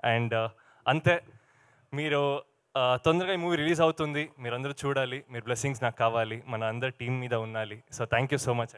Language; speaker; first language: Telugu; non-native, learner; Kannada